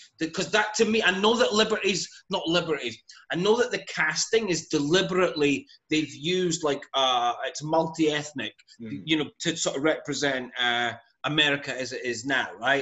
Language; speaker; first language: English; native; English